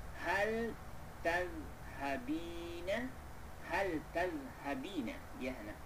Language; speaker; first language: Arabic; non-native, fluent; Malay